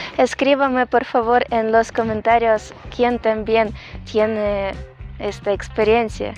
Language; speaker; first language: Spanish; non-native, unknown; Russian